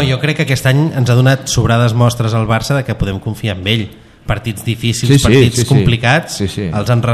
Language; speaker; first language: Catalan; native; Catalan